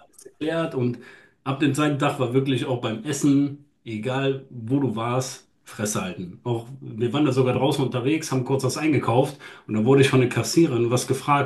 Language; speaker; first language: German; native; German